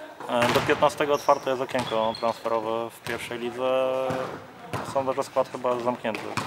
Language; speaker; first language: Polish; native; Polish